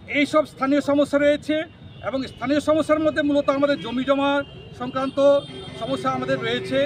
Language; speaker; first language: Bangla; non-native, local second language; Santali